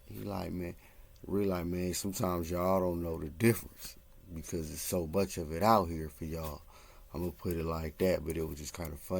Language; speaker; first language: English; native; English